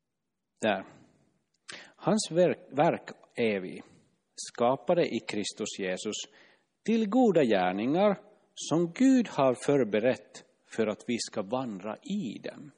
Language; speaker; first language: Swedish; non-native, fluent; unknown